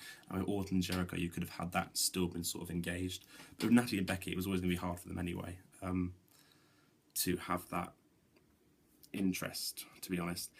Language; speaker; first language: English; native; English